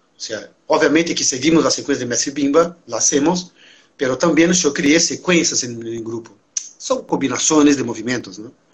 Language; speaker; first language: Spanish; non-native, fluent; Portuguese